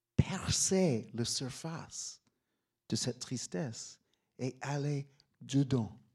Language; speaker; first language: French; non-native, fluent; English